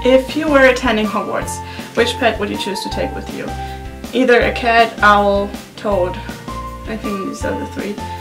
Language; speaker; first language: English; non-native, fluent; German